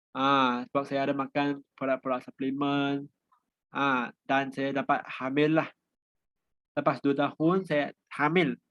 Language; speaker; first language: Malay; non-native, local second language; Chinese